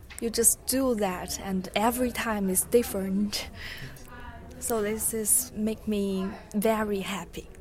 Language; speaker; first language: English; non-native, learner; Chinese